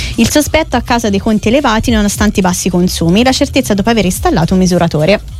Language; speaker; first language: Italian; native; Italian